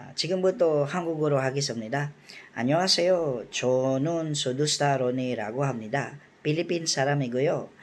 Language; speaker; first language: Korean; non-native, fluent; Filipino